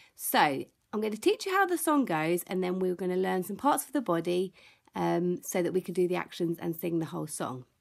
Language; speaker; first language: English; native; English